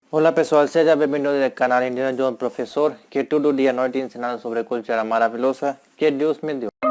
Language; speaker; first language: Portuguese; non-native, learner; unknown